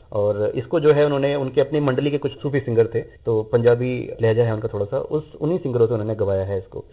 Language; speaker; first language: Hindi; non-native, local second language; Malayalam